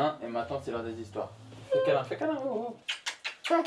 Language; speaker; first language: French; native; French